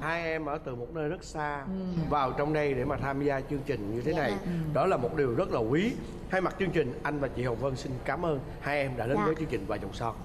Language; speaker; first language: Vietnamese; native; Vietnamese